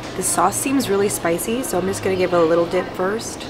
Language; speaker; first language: English; native; English